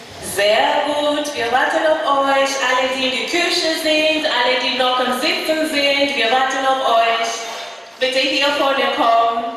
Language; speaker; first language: German; non-native, fluent; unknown